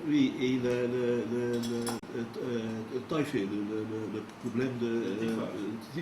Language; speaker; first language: French; non-native, fluent; Dutch